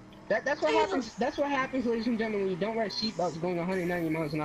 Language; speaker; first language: English; native; English